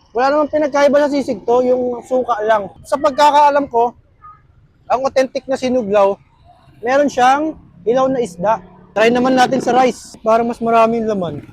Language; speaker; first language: Filipino; native; Filipino